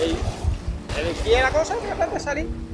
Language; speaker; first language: Spanish; native; Spanish